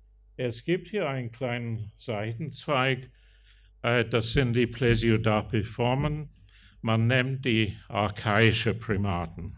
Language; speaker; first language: German; non-native, fluent; English